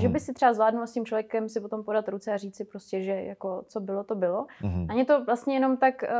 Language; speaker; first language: Czech; native; Czech